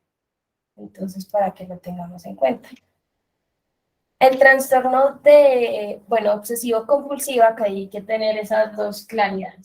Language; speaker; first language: Spanish; native; Spanish